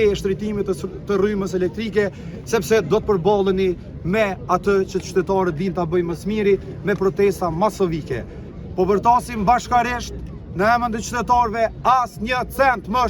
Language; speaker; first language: Albanian; native; Albanian